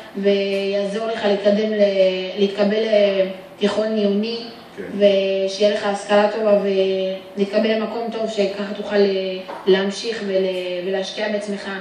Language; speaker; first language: Hebrew; early bilingual, other home language; Amharic